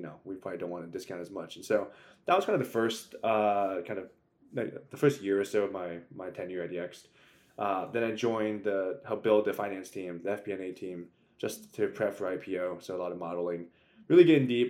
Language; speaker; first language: English; native; English